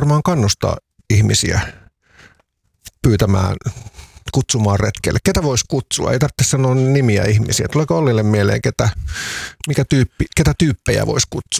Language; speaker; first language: Finnish; native; Finnish